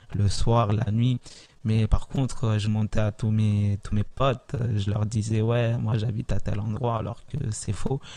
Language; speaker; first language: French; early bilingual, other home language; Italian